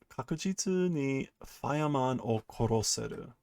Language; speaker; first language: Japanese; non-native, learner; English